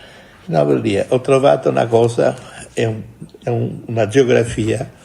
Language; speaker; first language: Italian; non-native, fluent; Portuguese